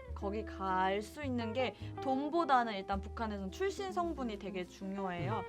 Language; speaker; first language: Korean; native; Korean